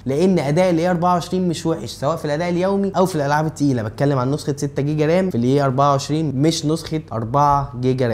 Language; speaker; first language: Arabic; native; Arabic